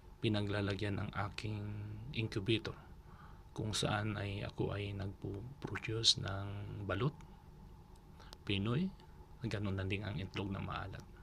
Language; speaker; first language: Filipino; non-native, local second language; Bikol